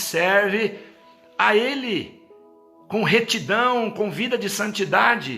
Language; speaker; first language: Portuguese; native; Portuguese